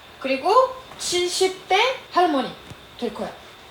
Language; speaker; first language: Korean; non-native, learner; Arabic